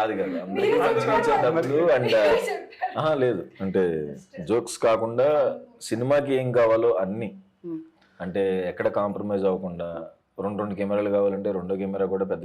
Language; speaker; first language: Telugu; native; Telugu